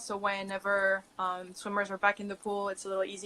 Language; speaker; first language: English; native; English